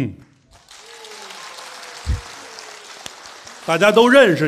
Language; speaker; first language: Chinese; native; Chinese